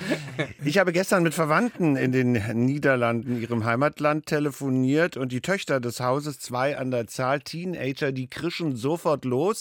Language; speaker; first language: German; native; German